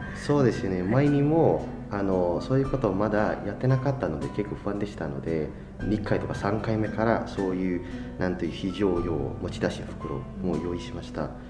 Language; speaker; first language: Japanese; non-native, fluent; Indonesian